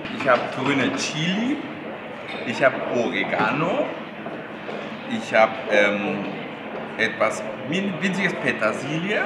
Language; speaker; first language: German; non-native, fluent; Spanish